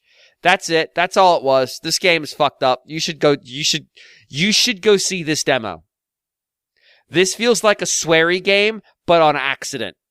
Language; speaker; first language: English; native; English